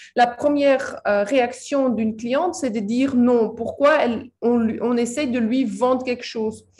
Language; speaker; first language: French; native; French